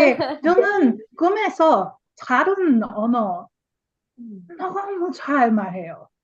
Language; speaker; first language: Korean; non-native, learner; English